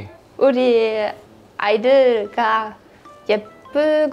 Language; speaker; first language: Korean; non-native, learner; German